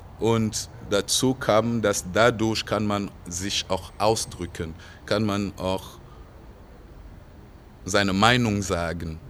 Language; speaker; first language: German; non-native, fluent; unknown